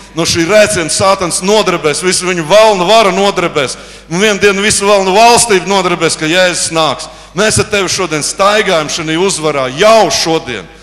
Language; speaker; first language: Latvian; native; Latvian